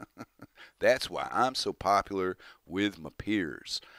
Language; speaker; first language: English; native; English